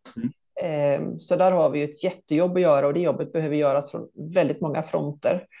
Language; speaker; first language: Swedish; native; Swedish